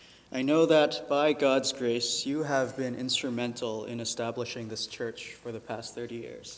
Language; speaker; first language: English; early bilingual, other home language; Chinese